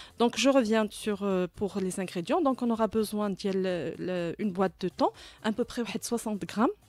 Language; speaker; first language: French; non-native, local second language; Arabic